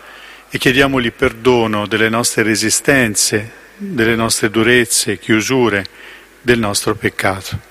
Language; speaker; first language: Italian; native; Italian